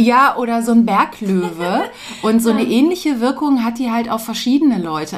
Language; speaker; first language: German; native; German